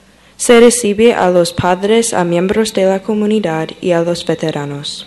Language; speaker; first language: Spanish; non-native, learner; English